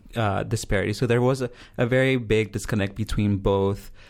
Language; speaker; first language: English; early bilingual, other home language; Spanish